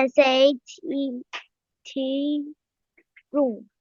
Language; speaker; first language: English; non-native, learner; Vietnamese